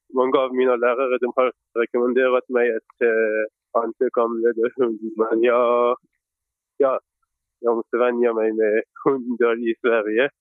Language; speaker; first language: Swedish; non-native, fluent; Persian